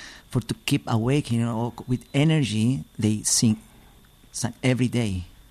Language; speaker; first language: English; non-native, learner; Spanish